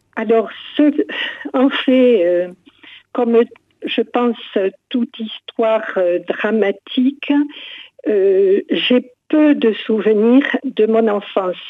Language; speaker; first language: French; native; French